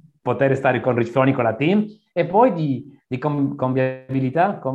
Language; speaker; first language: Italian; non-native, learner; Spanish